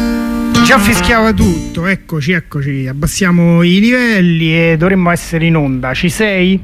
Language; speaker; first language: Italian; native; Italian